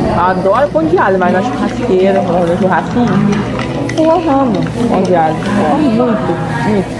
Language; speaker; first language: Portuguese; native; Portuguese